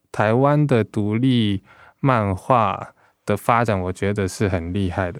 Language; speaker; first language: Chinese; non-native, local second language; Cantonese